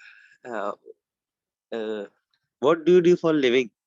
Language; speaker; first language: English; non-native, learner; Urdu